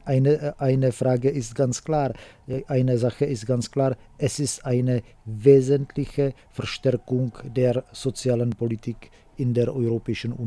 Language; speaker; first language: German; non-native, fluent; Czech